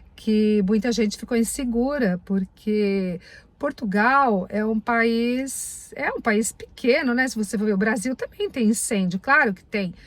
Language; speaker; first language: Portuguese; native; Portuguese